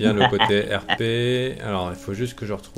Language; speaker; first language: French; native; French